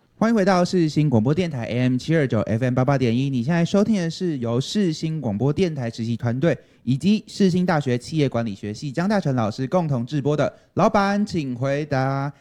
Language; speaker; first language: Chinese; native; Chinese